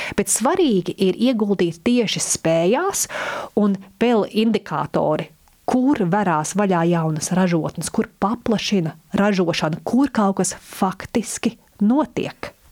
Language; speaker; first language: Latvian; early bilingual, heritage; Latvian